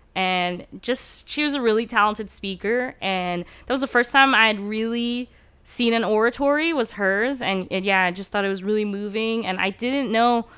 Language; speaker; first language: English; early bilingual, other home language; Turkish